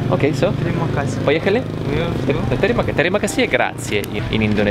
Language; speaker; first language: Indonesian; non-native, learner; Italian